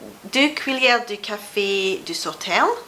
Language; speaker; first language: French; non-native, learner; English